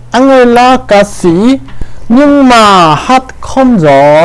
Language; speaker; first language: Vietnamese; non-native, learner; Korean